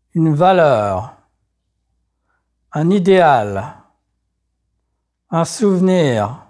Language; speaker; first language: French; native; French